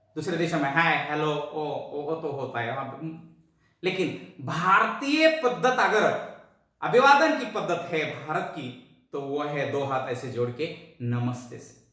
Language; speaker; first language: Hindi; non-native, local second language; Marathi